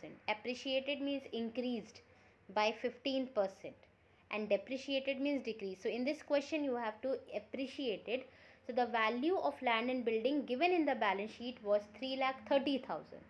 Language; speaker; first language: English; non-native, local second language; Hindi